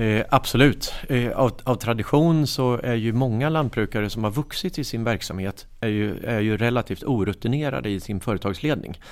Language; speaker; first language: Swedish; native; Swedish